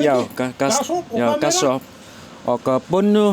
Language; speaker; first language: Icelandic; non-native, learner; Vietnamese